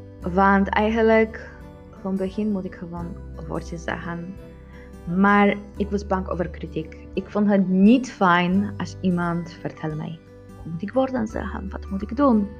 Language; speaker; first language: Dutch; non-native, learner; Polish